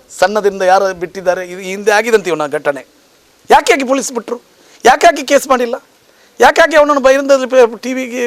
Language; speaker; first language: Kannada; native; Kannada